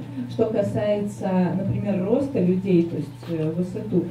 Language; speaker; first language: Russian; native; Russian